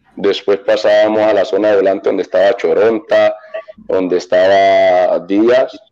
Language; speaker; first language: Spanish; native; Spanish